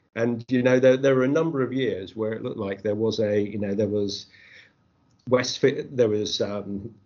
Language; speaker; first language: English; native; English